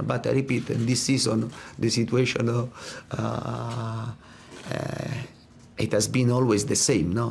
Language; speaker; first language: English; non-native, fluent; Italian